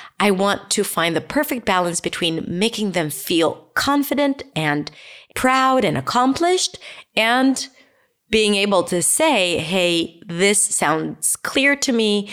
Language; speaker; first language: English; non-native, fluent; Hebrew